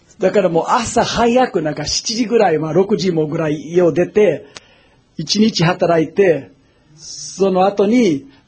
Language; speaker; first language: Japanese; non-native, fluent; English